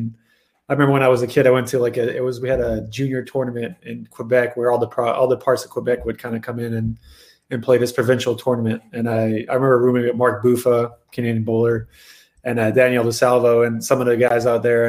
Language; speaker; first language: English; native; English